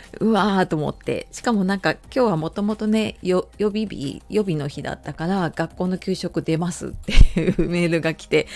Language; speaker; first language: Japanese; native; Japanese